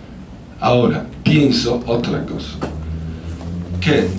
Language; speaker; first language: Spanish; non-native, fluent; Polish